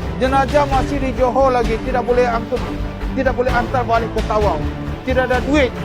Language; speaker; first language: Malay; non-native, local second language; Chinese